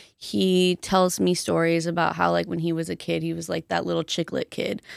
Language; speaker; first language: English; native; English